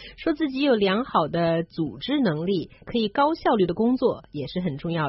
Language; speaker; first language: Chinese; native; Chinese